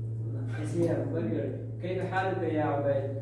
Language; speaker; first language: Arabic; non-native, learner; Urdu